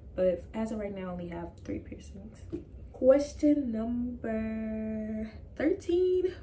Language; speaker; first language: English; native; English